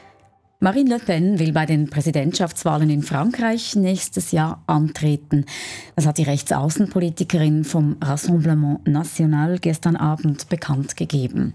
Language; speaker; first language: German; native; German